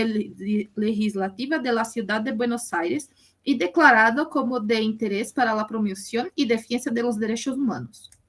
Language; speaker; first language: Spanish; non-native, learner; Portuguese